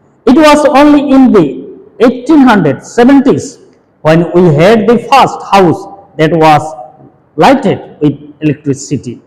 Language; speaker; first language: English; non-native, local second language; Bangla